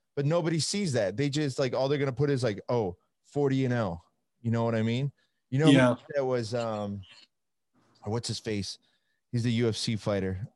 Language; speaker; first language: English; non-native, fluent; Italian